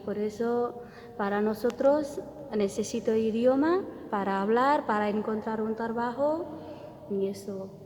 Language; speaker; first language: Spanish; non-native, learner; Nepali